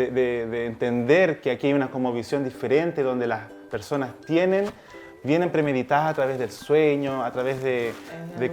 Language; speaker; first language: Spanish; native; Spanish